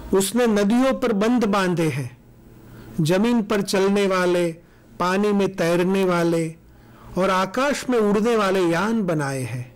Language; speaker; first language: Hindi; non-native, local second language; Gujarati